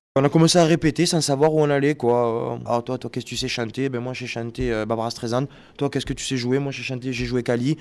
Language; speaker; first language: French; native; French